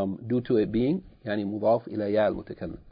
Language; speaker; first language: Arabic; non-native, fluent; English